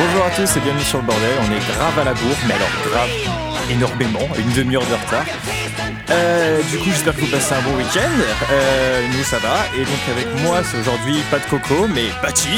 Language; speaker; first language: French; native; French